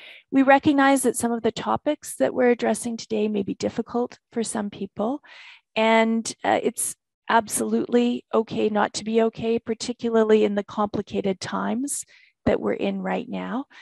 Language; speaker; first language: English; native; English